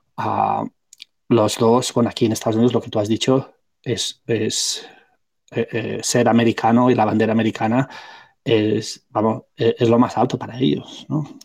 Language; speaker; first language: Spanish; non-native, local second language; Catalan